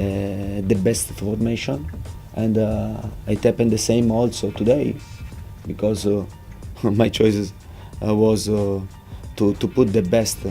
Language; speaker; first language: English; non-native, fluent; Italian